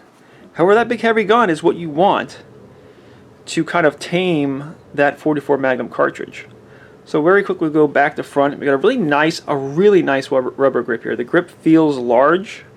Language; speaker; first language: English; native; English